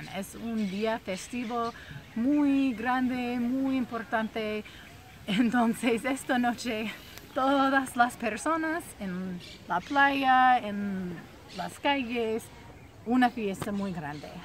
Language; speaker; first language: Spanish; non-native, fluent; English